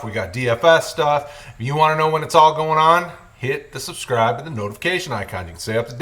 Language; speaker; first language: English; native; English